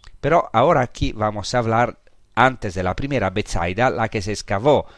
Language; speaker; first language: Spanish; non-native, fluent; Italian